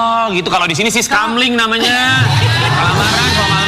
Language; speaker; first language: Indonesian; native; Indonesian